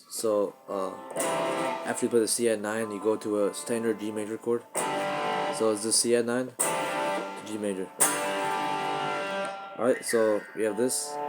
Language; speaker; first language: English; native; English